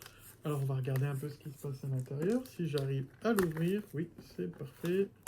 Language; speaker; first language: French; native; French